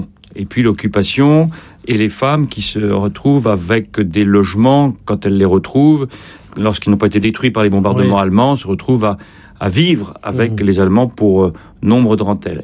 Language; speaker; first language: French; native; French